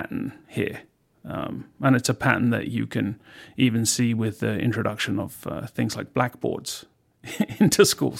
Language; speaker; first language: English; native; English